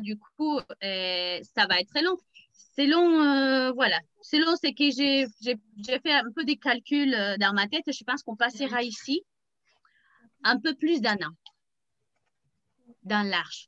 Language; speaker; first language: French; native; French